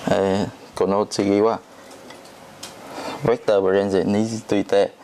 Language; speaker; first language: Japanese; non-native, learner; Vietnamese